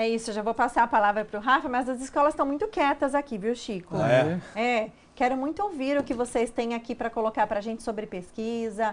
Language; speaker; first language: Portuguese; native; Portuguese